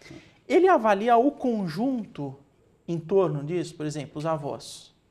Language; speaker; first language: Portuguese; native; Portuguese